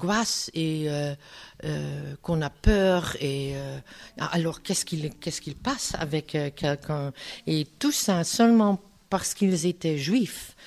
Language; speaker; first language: French; non-native, learner; Dutch